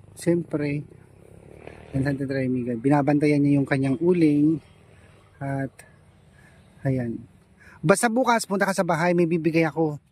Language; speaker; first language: Filipino; non-native, local second language; Iloko